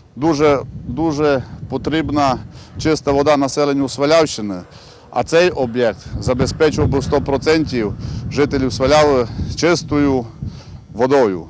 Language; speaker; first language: Ukrainian; native; Ukrainian